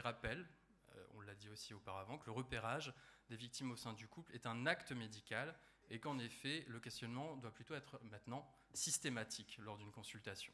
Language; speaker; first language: French; native; French